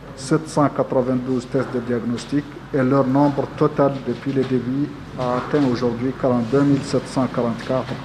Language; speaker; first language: French; non-native, local second language; Arabic